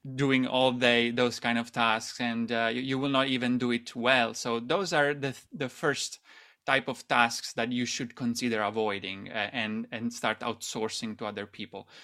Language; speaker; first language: English; non-native, fluent; Italian